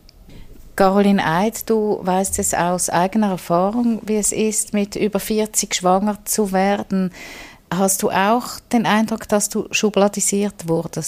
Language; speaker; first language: German; native; German